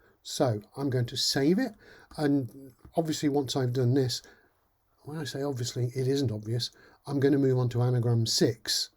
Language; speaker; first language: English; native; English